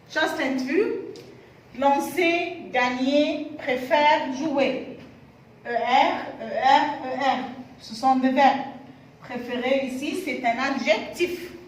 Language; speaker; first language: French; non-native, fluent; Arabic